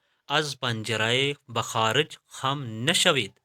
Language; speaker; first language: Persian; non-native, fluent; Urdu